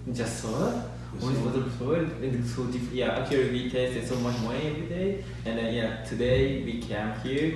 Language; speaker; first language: English; non-native, learner; Japanese